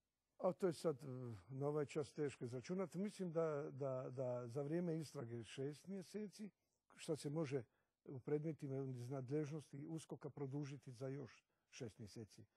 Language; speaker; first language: Croatian; native; Croatian